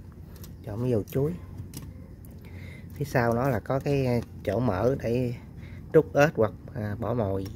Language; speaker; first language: Vietnamese; native; Vietnamese